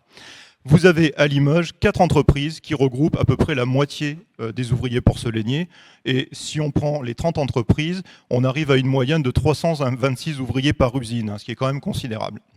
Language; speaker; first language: French; native; French